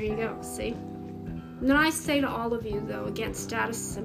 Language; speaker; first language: English; native; English